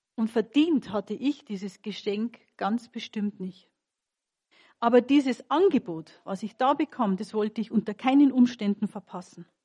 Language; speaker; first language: German; native; German